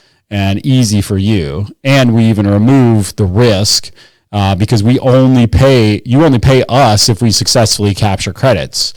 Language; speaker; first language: English; native; English